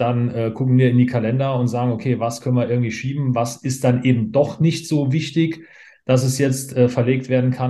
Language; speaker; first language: German; native; German